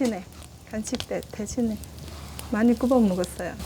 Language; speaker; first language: Korean; non-native, learner; Thai